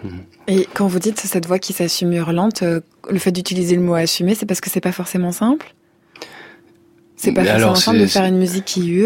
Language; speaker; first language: French; native; French